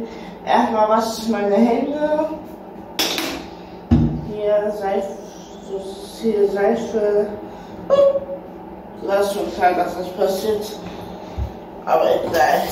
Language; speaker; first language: German; early bilingual, other home language; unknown